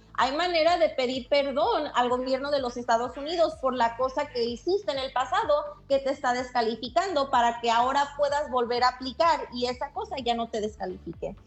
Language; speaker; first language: Spanish; early bilingual, heritage; Spanish